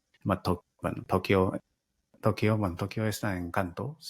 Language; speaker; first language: Spanish; non-native, fluent; Japanese